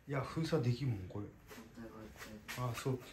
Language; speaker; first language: Japanese; native; Japanese